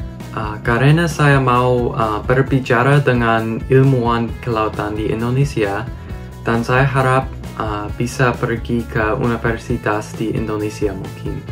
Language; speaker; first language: Indonesian; non-native, learner; English